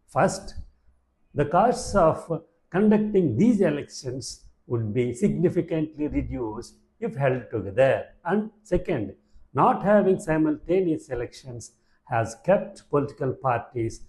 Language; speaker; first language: English; non-native, local second language; Telugu